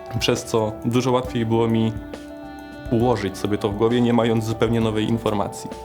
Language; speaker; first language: Polish; native; Polish